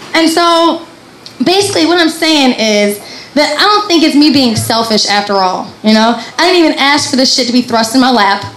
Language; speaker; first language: English; native; English